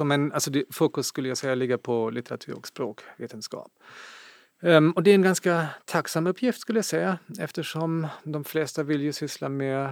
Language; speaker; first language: Swedish; non-native, fluent; German